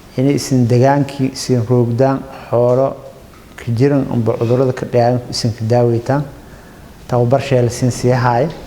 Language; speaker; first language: Somali; non-native, local second language; Maay